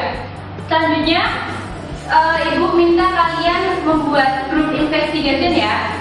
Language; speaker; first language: Indonesian; native; Indonesian